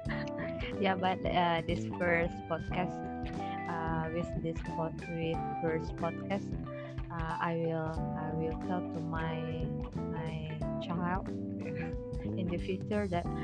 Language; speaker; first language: English; non-native, learner; Indonesian